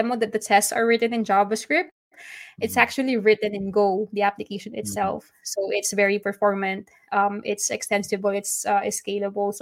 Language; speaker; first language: English; non-native, local second language; Filipino